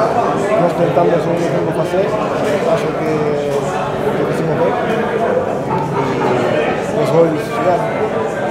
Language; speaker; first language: Portuguese; non-native, learner; Spanish